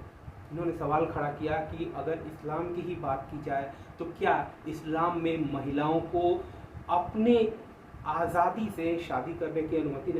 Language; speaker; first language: Hindi; native; Hindi